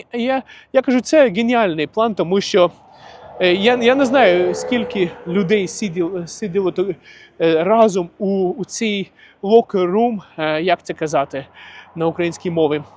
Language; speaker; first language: Ukrainian; non-native, local second language; Russian